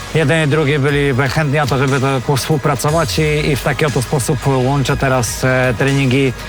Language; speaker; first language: Polish; native; Polish